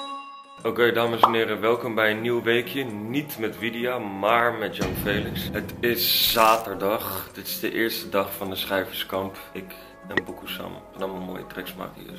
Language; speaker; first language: Dutch; native; Dutch